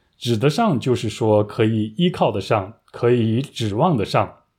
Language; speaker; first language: Chinese; native; Chinese